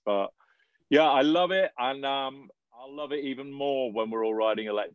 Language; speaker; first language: English; native; English